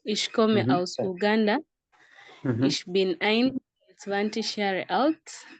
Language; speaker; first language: German; non-native, learner; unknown